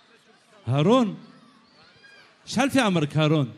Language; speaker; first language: Arabic; native; Arabic